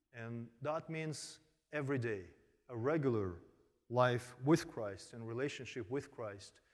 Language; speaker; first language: English; early bilingual, other home language; Korean